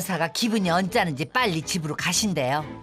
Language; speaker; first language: Korean; native; Korean